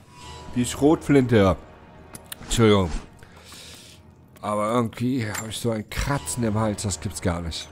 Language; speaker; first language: German; native; German